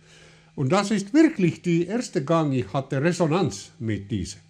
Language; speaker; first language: German; non-native, learner; Finnish